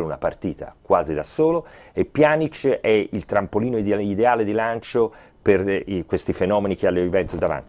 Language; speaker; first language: Italian; native; Italian